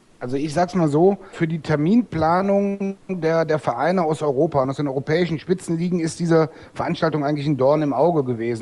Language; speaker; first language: German; native; German